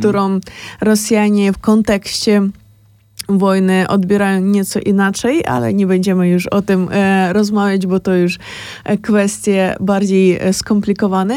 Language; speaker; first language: Polish; non-native, fluent; Ukrainian